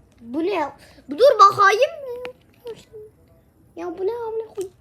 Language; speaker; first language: Turkish; native; Turkish